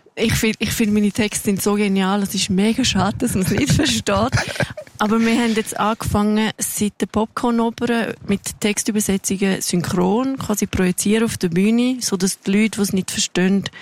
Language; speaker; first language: German; non-native, local second language; Romansh